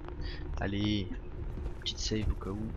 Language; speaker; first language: French; native; French